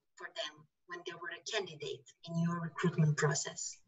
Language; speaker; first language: English; non-native, fluent; Romanian